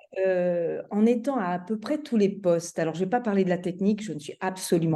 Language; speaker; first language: French; native; French